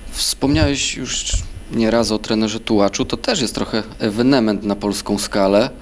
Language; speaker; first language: Polish; native; Polish